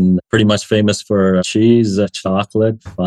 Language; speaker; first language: English; non-native, local second language; Hindi